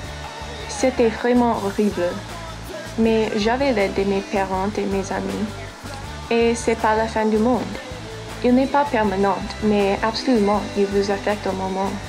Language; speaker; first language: French; non-native, fluent; English